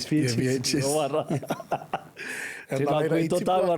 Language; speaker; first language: Māori; non-native, local second language; English